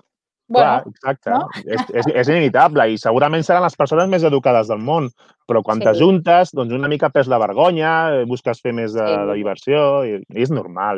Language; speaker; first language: Catalan; native; Catalan